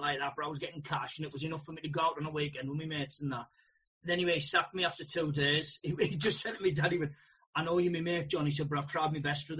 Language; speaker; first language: English; native; English